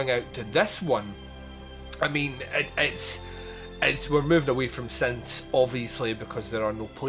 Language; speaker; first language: English; native; English